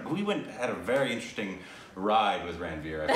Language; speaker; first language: English; native; English